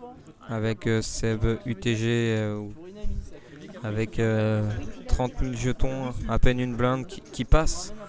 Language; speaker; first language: French; native; French